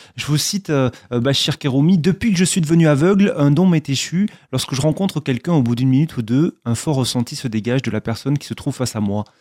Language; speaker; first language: French; native; French